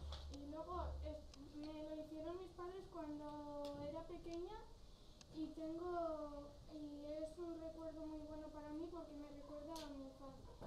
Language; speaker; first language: Spanish; non-native, local second language; Basque